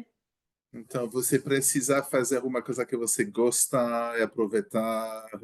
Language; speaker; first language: Portuguese; non-native, learner; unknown